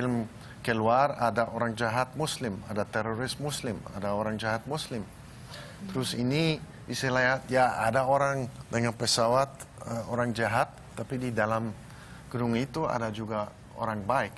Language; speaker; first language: Indonesian; non-native, learner; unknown